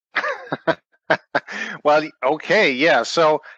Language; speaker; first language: English; non-native, fluent; Danish